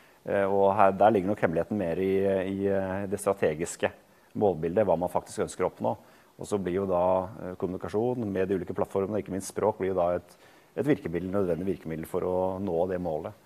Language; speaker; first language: Norwegian; native; Norwegian